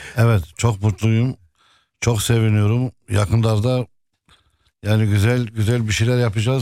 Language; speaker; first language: Turkish; non-native, fluent; Arabic